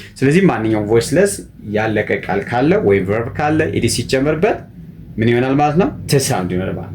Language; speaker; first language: Amharic; native; Amharic